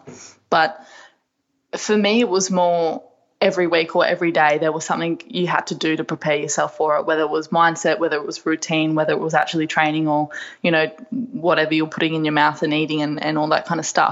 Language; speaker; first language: English; native; English